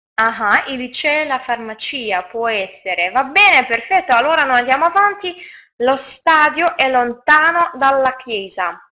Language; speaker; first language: Italian; non-native, fluent; Russian